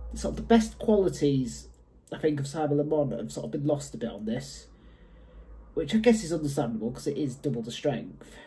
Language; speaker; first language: English; native; English